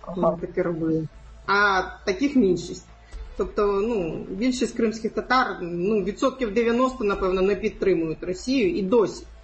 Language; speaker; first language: Ukrainian; non-native, local second language; Crimean Tatar